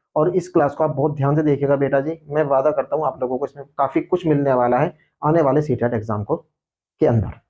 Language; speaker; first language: Hindi; native; Hindi